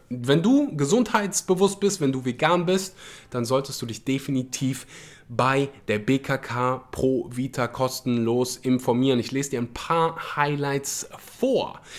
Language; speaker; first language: German; early bilingual, other home language; Russian